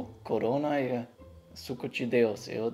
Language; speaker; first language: Portuguese; non-native, learner; German